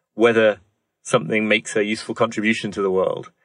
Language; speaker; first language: English; native; English